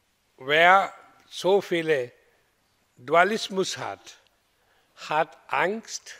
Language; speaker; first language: German; non-native, fluent; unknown